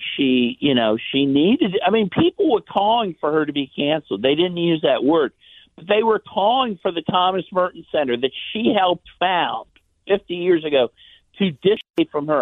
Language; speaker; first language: English; native; English